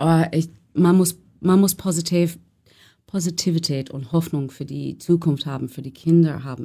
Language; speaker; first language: German; non-native, learner; English